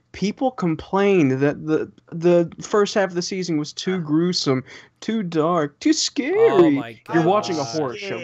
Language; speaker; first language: English; native; English